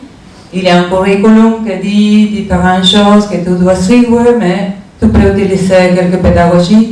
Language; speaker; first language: French; non-native, learner; Spanish